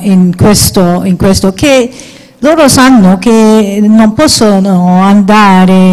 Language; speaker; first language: Italian; non-native, fluent; Maltese